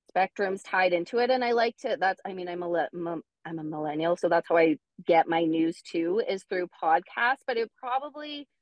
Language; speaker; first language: English; native; English